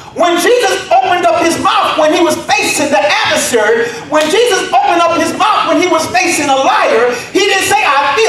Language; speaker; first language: English; native; English